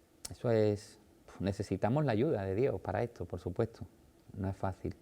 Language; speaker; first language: Spanish; native; Spanish